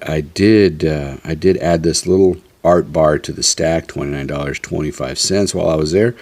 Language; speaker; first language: English; native; English